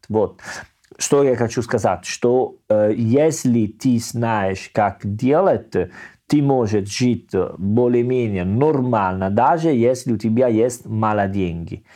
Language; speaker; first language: Russian; non-native, learner; Italian